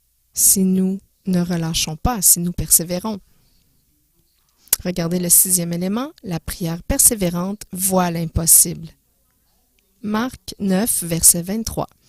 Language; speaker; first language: French; non-native, fluent; English